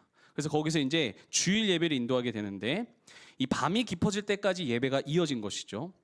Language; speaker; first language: Korean; native; Korean